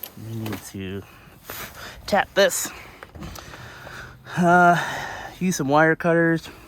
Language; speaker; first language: English; native; English